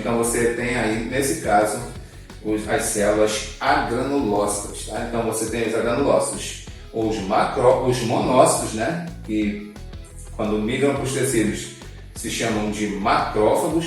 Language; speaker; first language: Portuguese; native; Portuguese